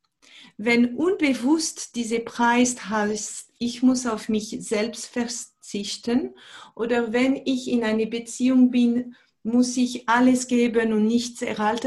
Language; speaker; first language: German; non-native, fluent; French